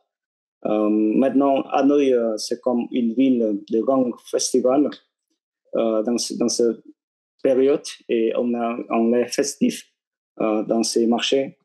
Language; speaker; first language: French; non-native, fluent; Vietnamese